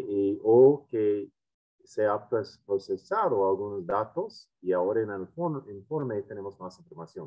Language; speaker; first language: Spanish; non-native, fluent; English